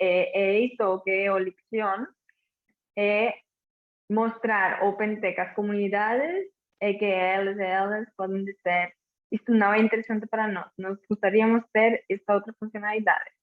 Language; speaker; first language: Portuguese; non-native, fluent; Catalan